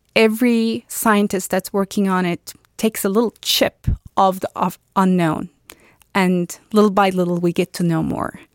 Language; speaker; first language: English; non-native, fluent; Turkish